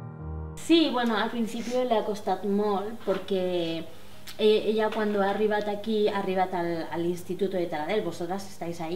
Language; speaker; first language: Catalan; non-native, learner; Spanish